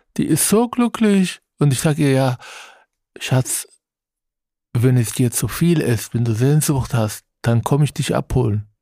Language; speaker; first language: German; non-native, fluent; Arabic